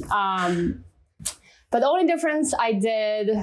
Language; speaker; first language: English; non-native, fluent; Chinese